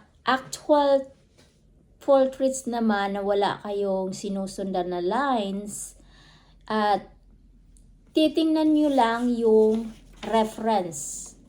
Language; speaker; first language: Filipino; non-native, local second language; Cebuano